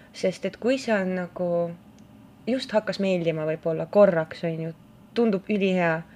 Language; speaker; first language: Estonian; non-native, local second language; Russian